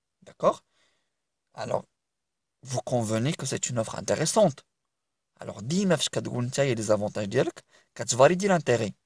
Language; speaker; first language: French; non-native, local second language; Arabic